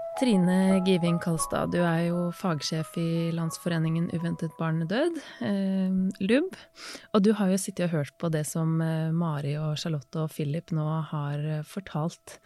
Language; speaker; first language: Norwegian; native; Norwegian